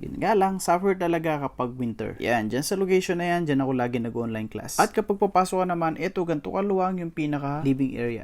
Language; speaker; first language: Filipino; native; Filipino